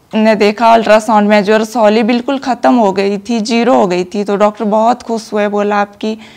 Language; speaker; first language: Hindi; native; Hindi